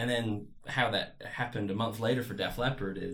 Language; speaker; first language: English; native; English